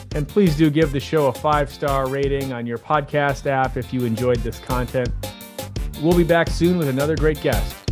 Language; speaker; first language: English; native; English